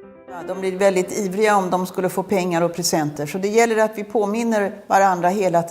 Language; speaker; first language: Swedish; native; Swedish